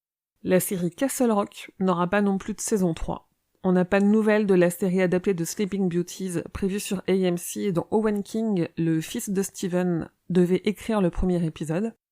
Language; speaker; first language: French; native; French